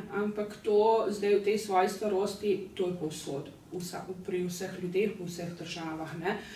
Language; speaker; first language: Slovenian; early bilingual, other home language; Bosnian